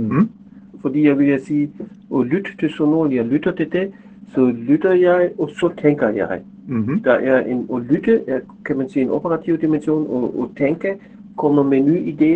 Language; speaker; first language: Danish; non-native, fluent; German